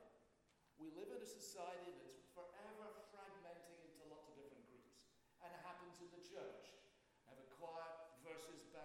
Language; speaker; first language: English; native; English